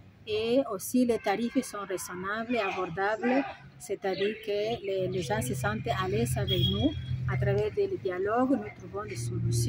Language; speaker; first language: French; non-native, fluent; Spanish